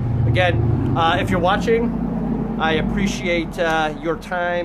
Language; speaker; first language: English; native; English